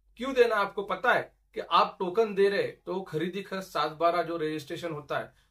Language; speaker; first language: Hindi; non-native, local second language; Marathi